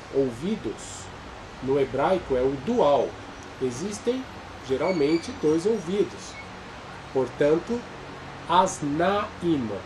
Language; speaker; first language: Portuguese; native; Portuguese